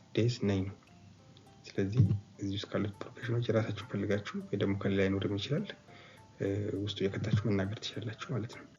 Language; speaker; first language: Amharic; native; Amharic